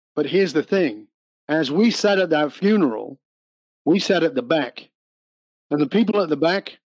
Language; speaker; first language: English; native; English